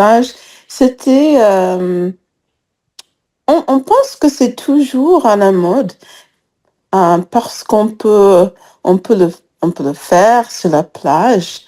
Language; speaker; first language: French; non-native, fluent; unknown